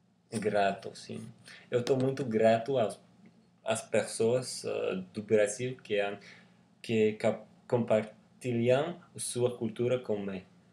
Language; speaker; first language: Portuguese; non-native, learner; English